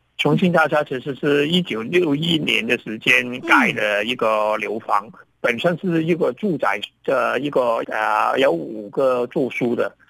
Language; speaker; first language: Chinese; non-native, local second language; Cantonese